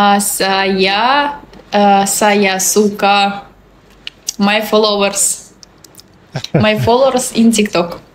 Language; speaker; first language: English; non-native, learner; Russian